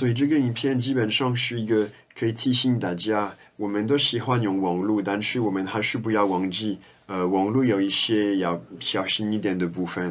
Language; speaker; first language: Chinese; non-native, fluent; French